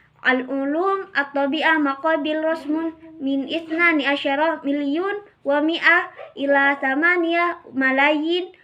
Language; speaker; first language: Arabic; non-native, learner; Indonesian